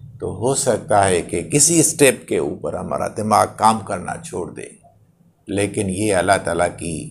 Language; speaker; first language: Urdu; non-native, local second language; Sindhi